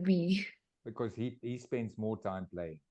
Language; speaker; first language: English; non-native, fluent; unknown